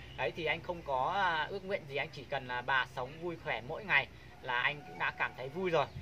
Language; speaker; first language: Vietnamese; non-native, local second language; Hmong